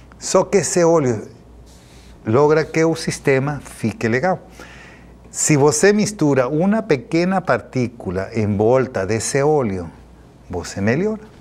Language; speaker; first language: Portuguese; non-native, fluent; Spanish